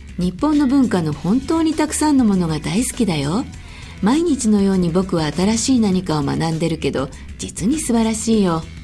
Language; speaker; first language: Japanese; native; Japanese